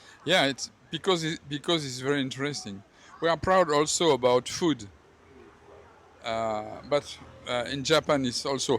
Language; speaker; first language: English; non-native, learner; French